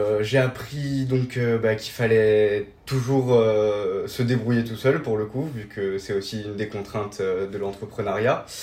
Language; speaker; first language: French; native; French